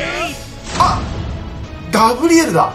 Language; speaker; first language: Japanese; native; Japanese